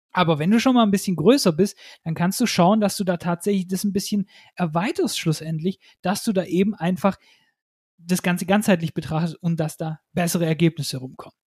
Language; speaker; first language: German; native; German